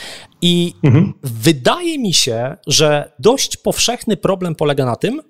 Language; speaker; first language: Polish; native; Polish